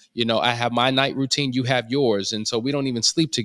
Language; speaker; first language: English; native; English